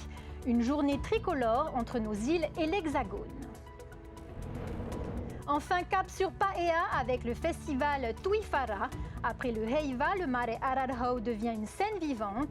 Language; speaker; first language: French; native; French